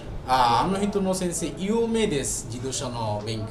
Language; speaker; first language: Japanese; non-native, learner; Bangla